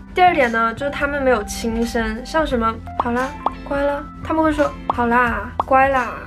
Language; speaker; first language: Chinese; native; Chinese